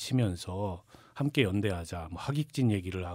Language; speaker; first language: Korean; native; Korean